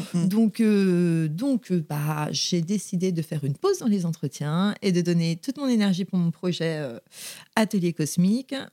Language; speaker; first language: French; native; French